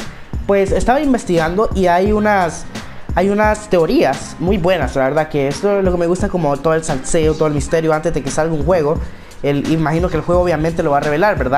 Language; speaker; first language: Spanish; native; Spanish